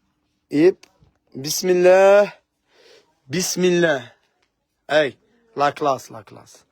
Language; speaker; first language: Arabic; native; Arabic